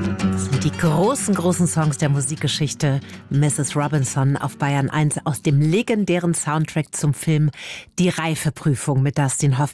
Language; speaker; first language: German; native; German